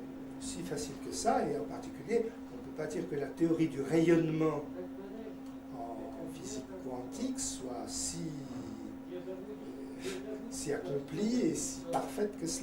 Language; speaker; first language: French; native; French